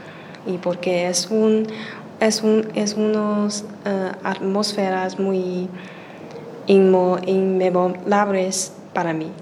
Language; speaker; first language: Spanish; non-native, learner; Chinese